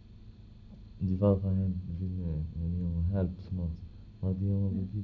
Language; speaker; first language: Dutch; non-native, learner; Arabic